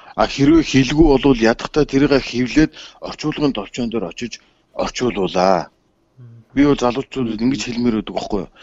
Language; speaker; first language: Mongolian; native; Mongolian